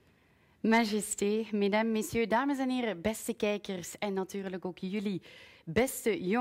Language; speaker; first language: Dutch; native; Dutch